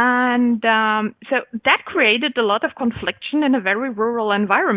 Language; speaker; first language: English; non-native, fluent; German